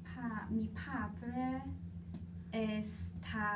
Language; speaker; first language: Spanish; non-native, learner; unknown